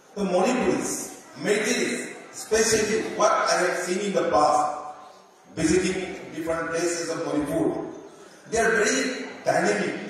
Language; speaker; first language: English; non-native, local second language; Assamese